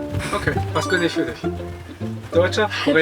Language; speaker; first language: German; early bilingual, other home language; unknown